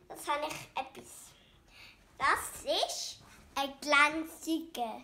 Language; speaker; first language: German; non-native, learner; Indonesian